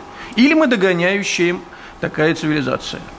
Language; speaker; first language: Russian; native; Russian